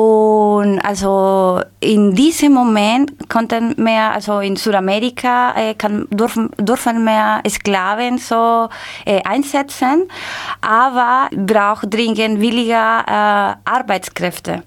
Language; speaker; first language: German; non-native, learner; Spanish